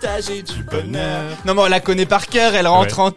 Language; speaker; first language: French; native; French